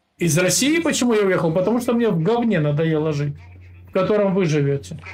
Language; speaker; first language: Russian; native; Russian